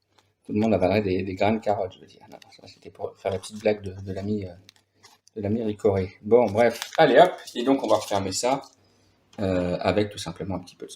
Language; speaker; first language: French; native; French